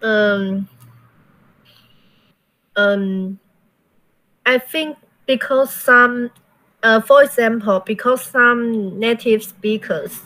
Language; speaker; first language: English; non-native, learner; Chinese